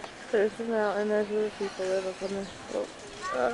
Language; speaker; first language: English; native; English